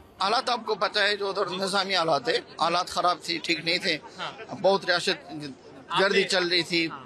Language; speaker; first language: Hindi; non-native, fluent; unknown